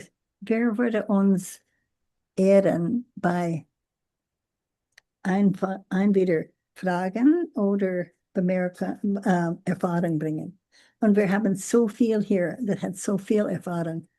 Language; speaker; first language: German; non-native, learner; English